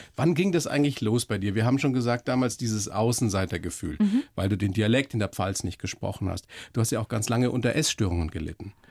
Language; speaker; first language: German; native; German